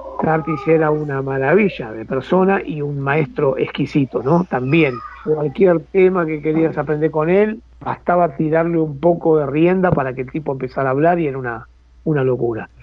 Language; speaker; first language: Spanish; native; Spanish